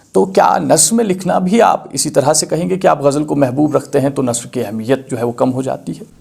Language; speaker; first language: Urdu; non-native, local second language; Kashmiri